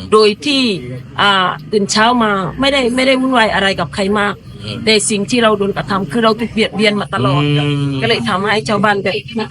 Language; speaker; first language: Thai; non-native, local second language; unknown